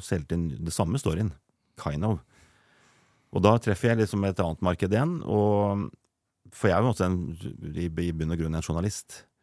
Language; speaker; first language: Norwegian; native; Norwegian